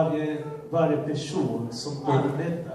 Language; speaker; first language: Swedish; non-native, fluent; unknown